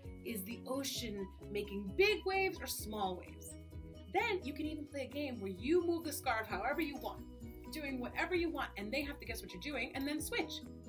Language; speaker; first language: English; native; English